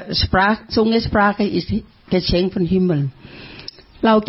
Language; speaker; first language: German; non-native, fluent; Thai